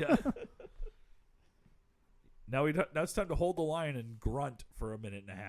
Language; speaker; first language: English; native; English